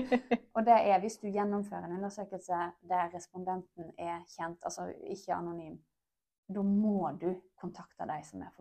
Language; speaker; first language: Norwegian; native; Norwegian